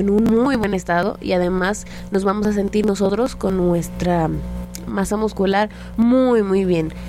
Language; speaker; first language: Spanish; native; Spanish